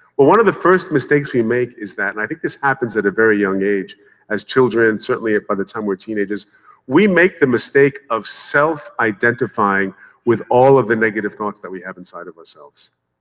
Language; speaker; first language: English; native; English